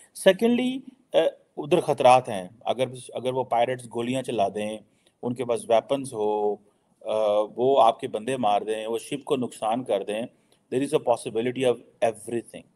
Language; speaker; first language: Urdu; native; Urdu